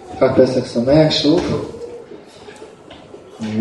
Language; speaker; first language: Hebrew; non-native, fluent; Russian